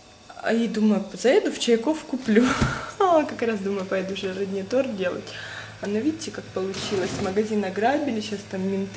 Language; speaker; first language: Russian; native; Russian